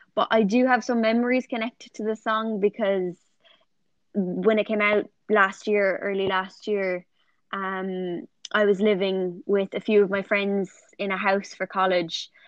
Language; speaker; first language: English; native; English